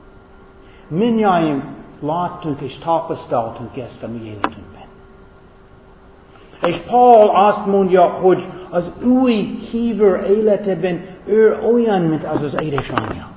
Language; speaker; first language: Hungarian; non-native, fluent; English